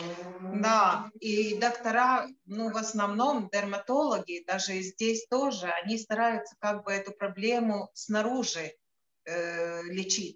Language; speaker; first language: Russian; non-native, local second language; Latvian